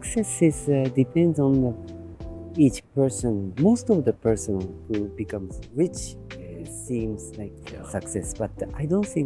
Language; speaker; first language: English; non-native, learner; Japanese